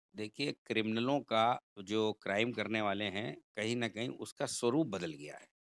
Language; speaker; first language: Hindi; native; Hindi